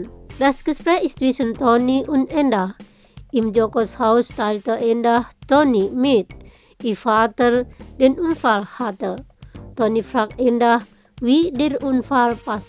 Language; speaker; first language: German; non-native, fluent; Indonesian